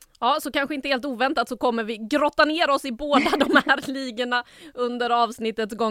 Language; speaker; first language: Swedish; native; Swedish